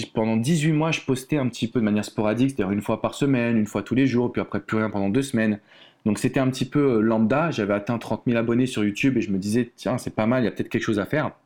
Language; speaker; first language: French; native; French